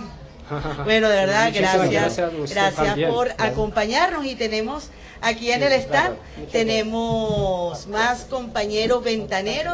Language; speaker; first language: Spanish; native; Spanish